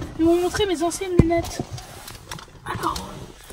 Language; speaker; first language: French; native; French